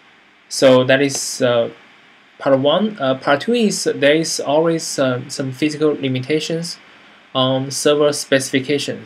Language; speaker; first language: English; non-native, fluent; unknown